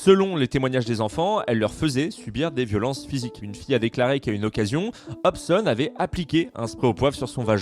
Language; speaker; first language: French; native; French